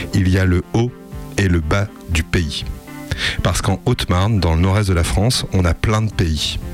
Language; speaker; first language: French; native; French